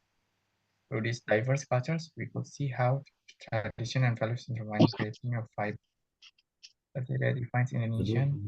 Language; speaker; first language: English; non-native, fluent; Indonesian